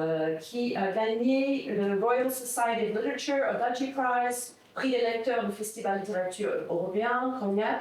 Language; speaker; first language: French; non-native, fluent; English